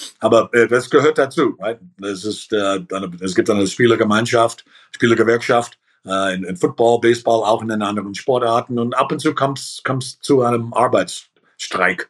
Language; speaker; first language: German; early bilingual, heritage; German